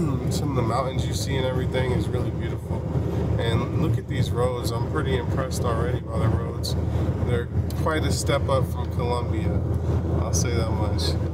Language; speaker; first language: English; native; English